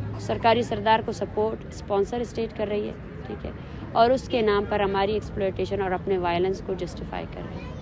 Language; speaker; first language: Urdu; non-native, local second language; Baluchi